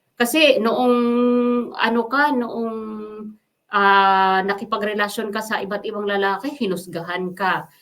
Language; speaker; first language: Filipino; non-native, local second language; Waray